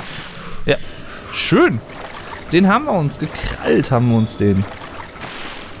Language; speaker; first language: German; native; German